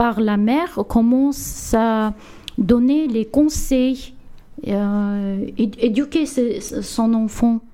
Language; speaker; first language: French; non-native, learner; Armenian